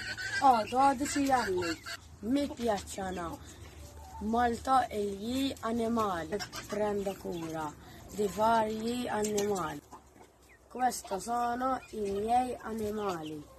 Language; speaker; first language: Italian; non-native, learner; Maltese